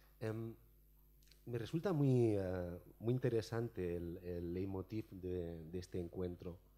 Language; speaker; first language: Spanish; native; Spanish